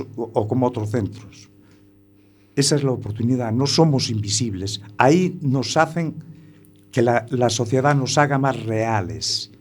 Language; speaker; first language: Spanish; native; Spanish